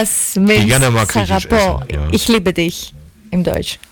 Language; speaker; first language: German; non-native, learner; Greek